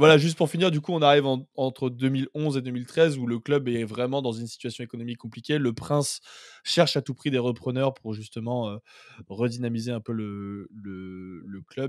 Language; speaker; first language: French; native; French